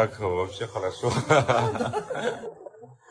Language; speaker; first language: Russian; non-native, learner; Chinese